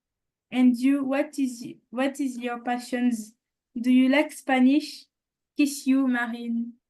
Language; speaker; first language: English; non-native, learner; French